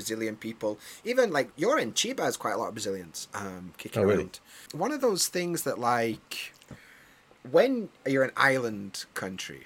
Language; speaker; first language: English; native; English